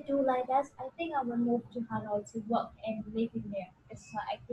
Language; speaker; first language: English; non-native, fluent; Vietnamese